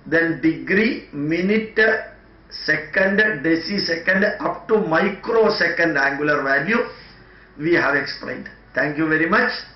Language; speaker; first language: English; non-native, local second language; Malayalam